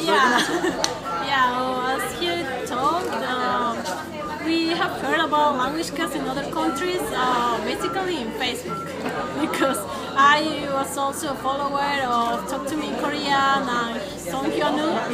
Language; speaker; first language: English; non-native, fluent; Spanish